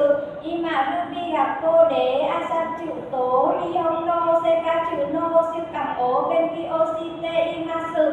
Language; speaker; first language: Japanese; non-native, learner; Vietnamese